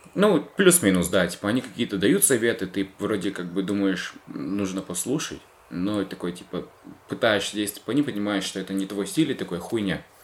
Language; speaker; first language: Russian; native; Russian